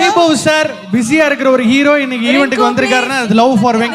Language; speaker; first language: Tamil; native; Tamil